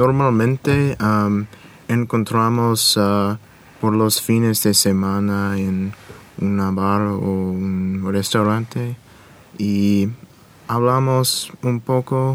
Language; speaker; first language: Spanish; non-native, learner; English